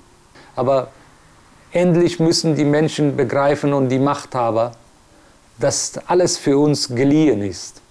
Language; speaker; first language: German; non-native, fluent; Persian